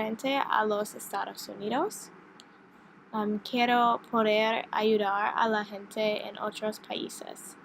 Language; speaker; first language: Spanish; non-native, learner; English